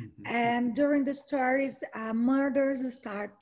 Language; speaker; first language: English; non-native, fluent; Portuguese